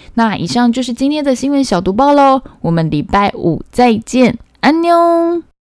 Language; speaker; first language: Chinese; non-native, fluent; Korean